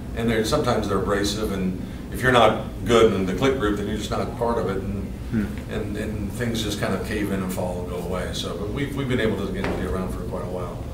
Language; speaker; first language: English; native; English